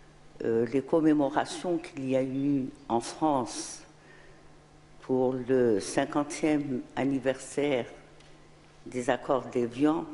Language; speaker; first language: French; non-native, local second language; Arabic